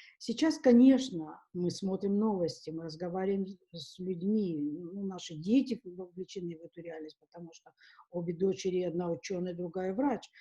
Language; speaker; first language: Russian; native; Russian